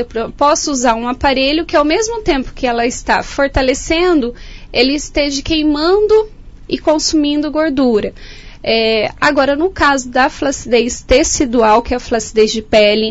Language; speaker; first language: Portuguese; native; Portuguese